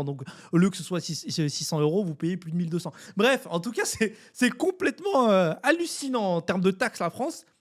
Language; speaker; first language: French; native; French